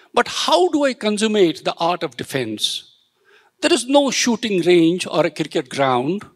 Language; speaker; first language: Hindi; native; Hindi